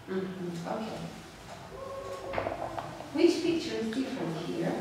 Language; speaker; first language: English; non-native, learner; Vietnamese